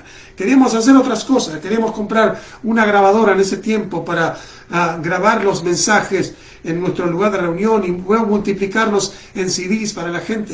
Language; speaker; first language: Spanish; native; Spanish